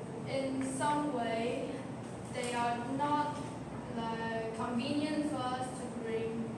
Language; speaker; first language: English; non-native, learner; Vietnamese